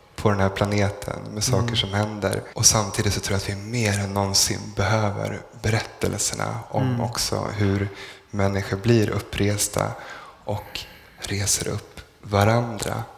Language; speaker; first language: Swedish; native; Swedish